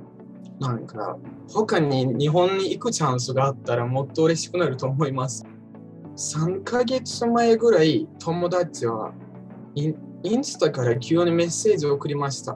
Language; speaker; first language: Japanese; non-native, learner; Turkish